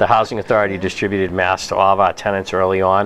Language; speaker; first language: English; native; English